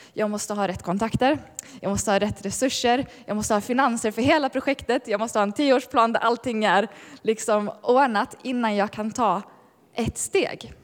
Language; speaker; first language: Swedish; native; Swedish